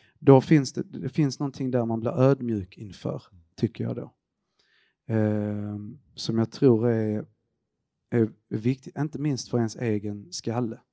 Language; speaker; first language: Swedish; early bilingual, other home language; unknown